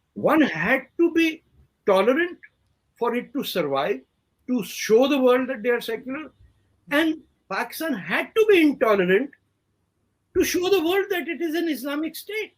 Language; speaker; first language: English; non-native, local second language; Urdu